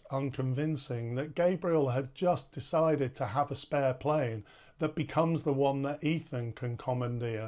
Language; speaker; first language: English; native; English